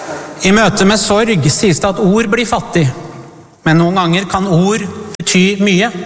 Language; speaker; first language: Norwegian; early bilingual, other home language; Persian